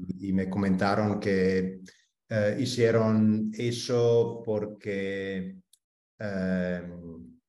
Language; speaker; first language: Spanish; non-native, fluent; Italian